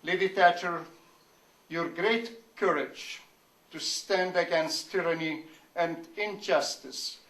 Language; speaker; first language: English; non-native, fluent; Lithuanian